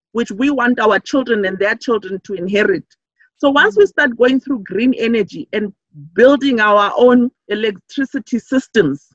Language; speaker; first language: English; non-native, local second language; Southern Sotho